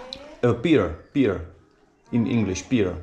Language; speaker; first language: English; non-native, learner; Czech